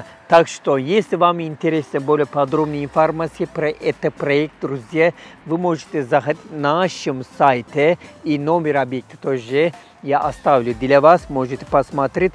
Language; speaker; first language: Russian; non-native, learner; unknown